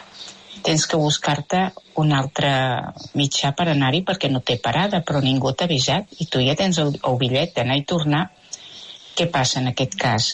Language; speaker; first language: Catalan; native; Catalan